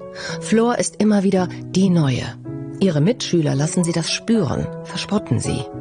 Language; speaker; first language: German; native; German